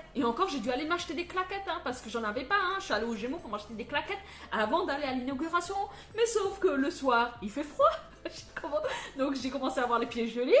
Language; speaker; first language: French; native; French